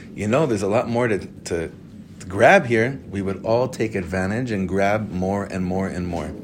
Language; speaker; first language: English; native; English